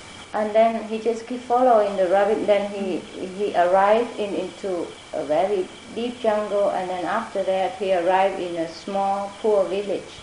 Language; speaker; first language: English; non-native, fluent; Vietnamese